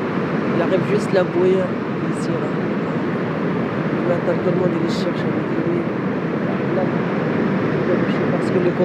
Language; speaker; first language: French; non-native, learner; Arabic